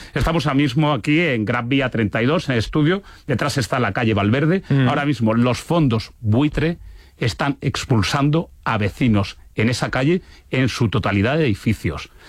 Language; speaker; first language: Spanish; native; Spanish